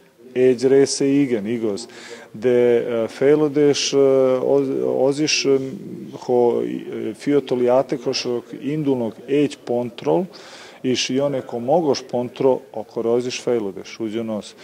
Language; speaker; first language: Hungarian; non-native, learner; Serbian